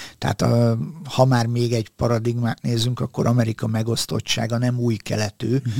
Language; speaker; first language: Hungarian; native; Hungarian